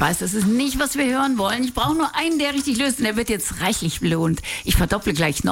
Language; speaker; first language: German; native; German